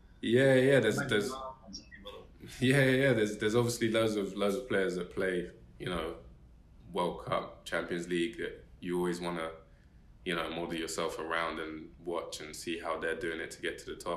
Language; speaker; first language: English; native; English